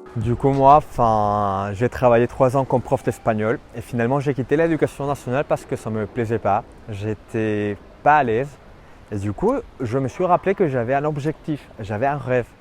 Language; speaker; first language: French; non-native, fluent; Spanish